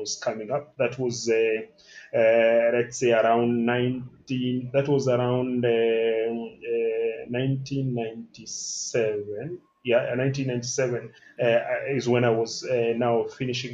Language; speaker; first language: English; non-native, local second language; Kikuyu